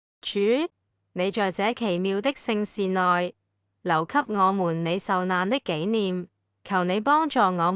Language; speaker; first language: Chinese; native; Chinese